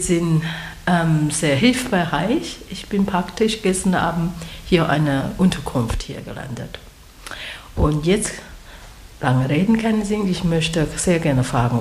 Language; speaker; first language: German; non-native, learner; Chinese